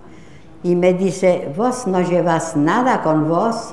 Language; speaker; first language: Spanish; non-native, fluent; Polish